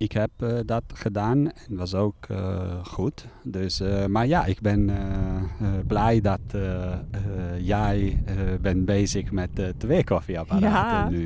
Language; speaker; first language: Dutch; non-native, fluent; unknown